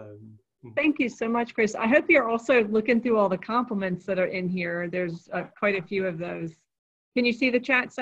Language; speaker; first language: English; native; English